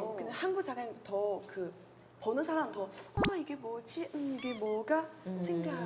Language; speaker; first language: Korean; non-native, fluent; Chinese